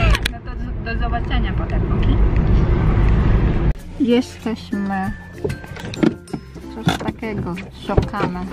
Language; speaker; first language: Polish; non-native, learner; Filipino